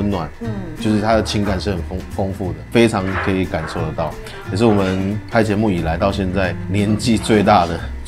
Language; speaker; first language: Chinese; native; Chinese